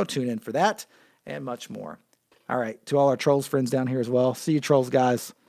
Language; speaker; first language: English; native; English